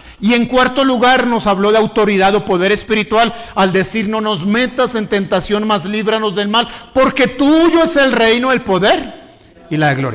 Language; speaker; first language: Spanish; native; Spanish